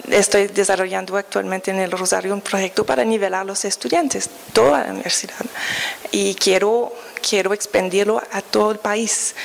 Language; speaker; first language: Spanish; non-native, fluent; French